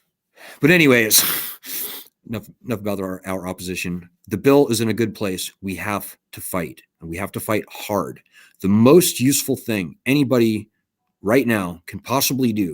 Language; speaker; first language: English; native; English